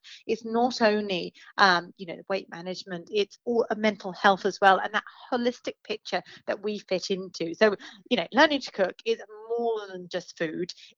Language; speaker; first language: English; native; English